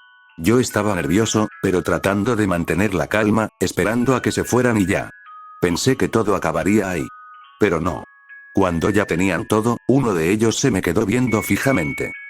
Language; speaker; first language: Spanish; native; Spanish